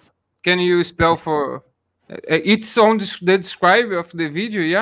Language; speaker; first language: English; non-native, learner; Portuguese